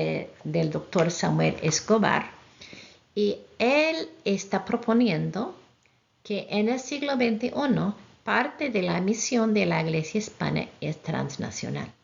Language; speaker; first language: Spanish; non-native, fluent; English